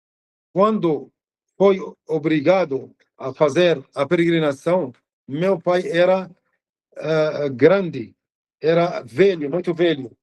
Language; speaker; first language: Portuguese; non-native, fluent; Arabic